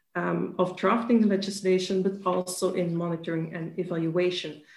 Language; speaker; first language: English; non-native, fluent; Dutch